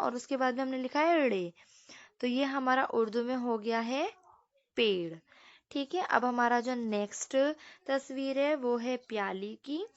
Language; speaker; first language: Hindi; native; Hindi